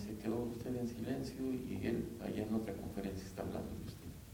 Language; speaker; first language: Spanish; native; Spanish